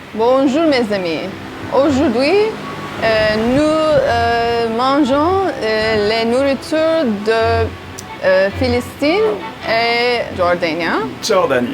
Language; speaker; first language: French; non-native, learner; Turkish